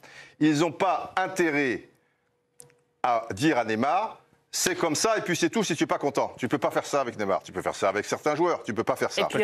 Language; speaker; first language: French; native; French